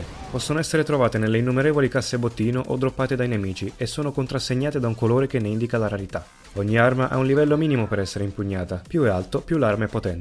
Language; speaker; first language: Italian; native; Italian